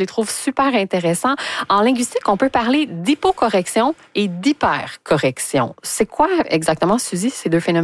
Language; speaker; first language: French; native; French